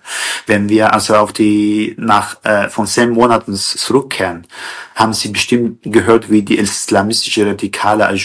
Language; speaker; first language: German; non-native, fluent; Kurdish